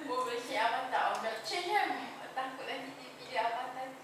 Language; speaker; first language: Malay; native; Malay